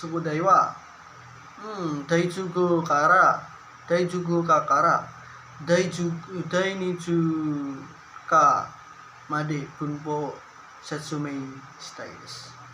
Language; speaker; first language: Japanese; non-native, learner; Indonesian